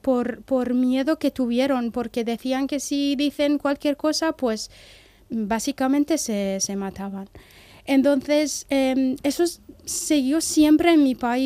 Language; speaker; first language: Spanish; non-native, fluent; Persian